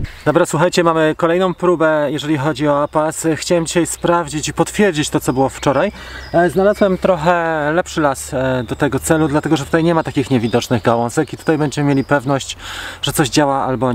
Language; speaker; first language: Polish; native; Polish